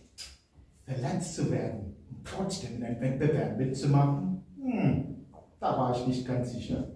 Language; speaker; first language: German; non-native, fluent; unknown